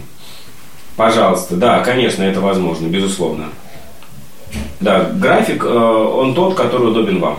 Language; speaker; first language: Russian; native; Russian